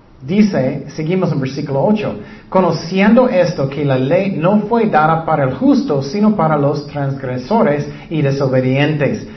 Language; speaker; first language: Spanish; non-native, learner; English